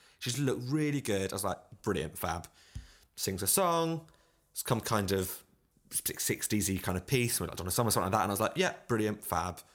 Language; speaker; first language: English; native; English